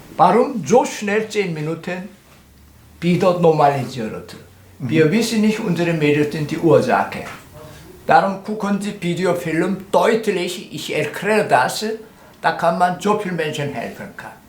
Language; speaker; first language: German; non-native, learner; Korean